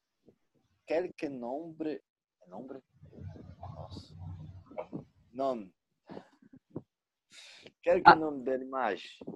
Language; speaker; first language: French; non-native, learner; Portuguese